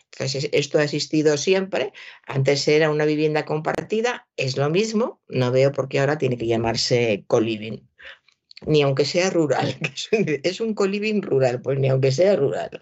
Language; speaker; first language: Spanish; native; Spanish